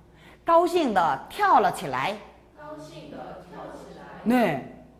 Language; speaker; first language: Chinese; non-native, fluent; Korean